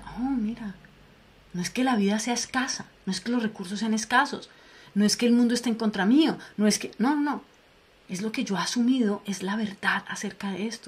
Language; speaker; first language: Spanish; native; Spanish